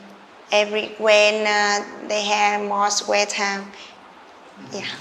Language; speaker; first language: English; non-native, learner; Vietnamese